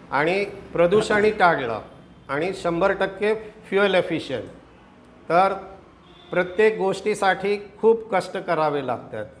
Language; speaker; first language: Marathi; non-native, local second language; Gujarati